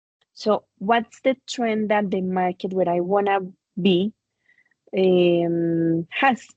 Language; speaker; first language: English; non-native, fluent; Spanish